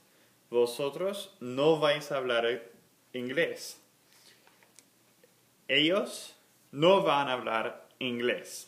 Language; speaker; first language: Spanish; non-native, fluent; English